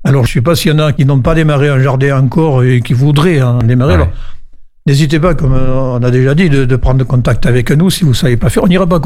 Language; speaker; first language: French; native; French